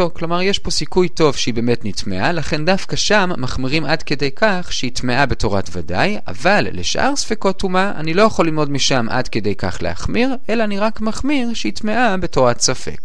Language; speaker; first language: Hebrew; native; Hebrew